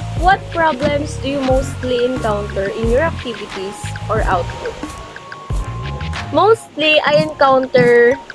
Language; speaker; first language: English; non-native, local second language; Filipino